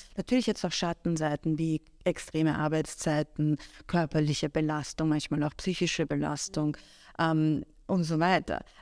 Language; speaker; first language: German; early bilingual, other home language; Persian